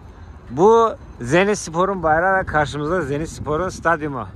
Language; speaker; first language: Turkish; native; Turkish